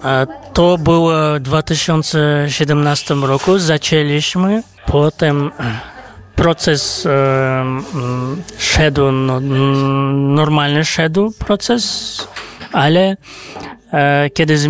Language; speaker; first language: Polish; non-native, fluent; Kazakh